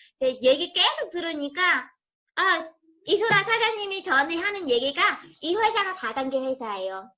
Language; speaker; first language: Korean; non-native, fluent; Vietnamese